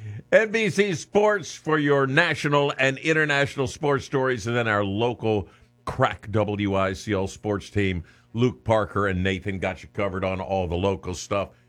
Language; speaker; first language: English; native; English